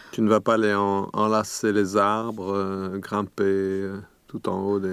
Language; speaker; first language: French; native; French